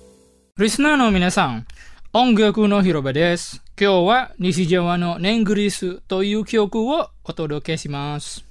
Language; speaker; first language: Japanese; non-native, fluent; Indonesian